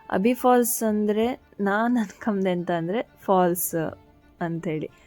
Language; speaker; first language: Kannada; native; Kannada